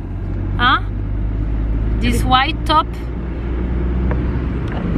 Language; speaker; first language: English; non-native, learner; French